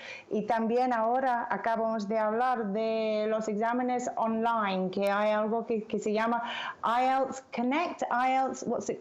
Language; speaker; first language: Spanish; non-native, fluent; English